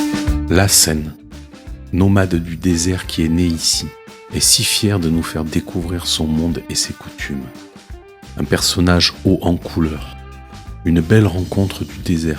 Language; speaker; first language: French; native; French